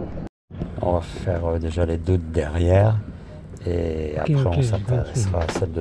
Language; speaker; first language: French; native; French